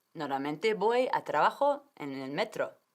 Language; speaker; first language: Spanish; non-native, fluent; English